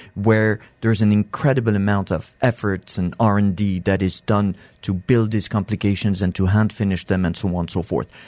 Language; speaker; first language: English; non-native, fluent; French